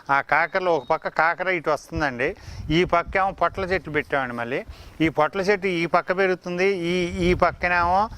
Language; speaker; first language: Telugu; native; Telugu